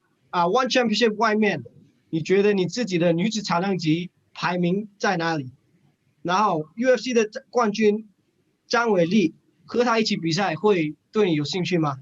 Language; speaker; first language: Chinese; non-native, learner; English